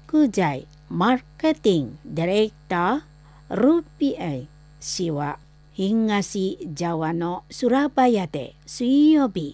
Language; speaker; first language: Japanese; non-native, fluent; Indonesian